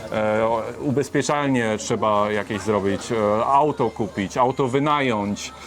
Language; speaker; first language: Polish; early bilingual, heritage; Polish